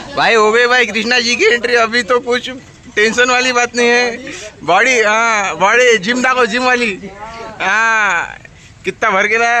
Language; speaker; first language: Hindi; non-native, local second language; Marathi